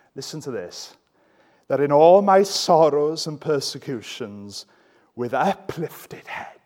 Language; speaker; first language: English; native; English